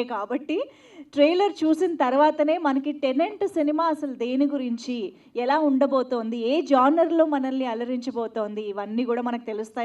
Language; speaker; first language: Telugu; native; Telugu